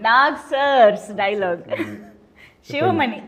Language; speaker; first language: Telugu; native; Telugu